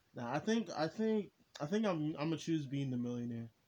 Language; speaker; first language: English; early bilingual, other home language; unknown